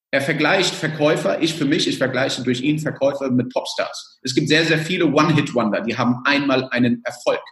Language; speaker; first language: German; early bilingual, other home language; Spanish